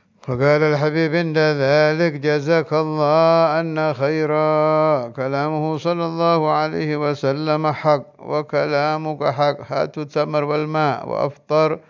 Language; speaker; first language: Arabic; non-native, fluent; Indonesian